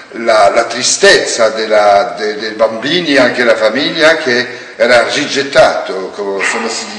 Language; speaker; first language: Italian; non-native, learner; French